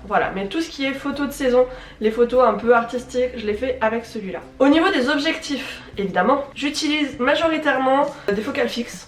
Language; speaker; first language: French; native; French